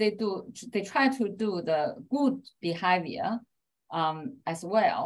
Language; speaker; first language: English; non-native, fluent; Chinese